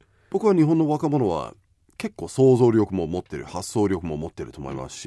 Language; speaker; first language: Japanese; non-native, fluent; English